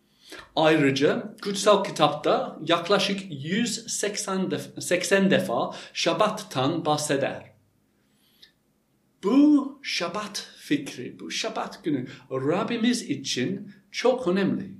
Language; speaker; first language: Turkish; non-native, fluent; English